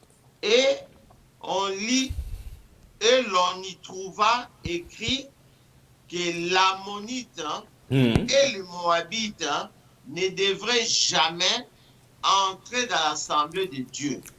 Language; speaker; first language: French; non-native, local second language; Lingala